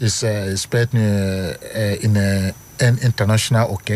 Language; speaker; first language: Dutch; non-native, learner; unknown